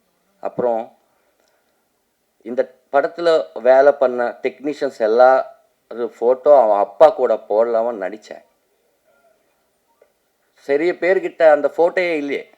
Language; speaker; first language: Tamil; non-native, learner; Telugu